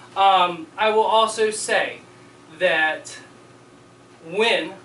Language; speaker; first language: English; native; English